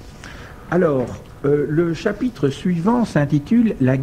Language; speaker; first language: French; native; French